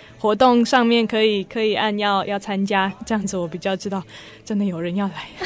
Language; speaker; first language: Chinese; non-native, fluent; English